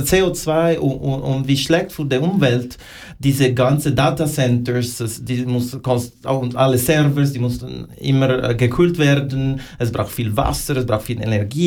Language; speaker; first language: German; non-native, fluent; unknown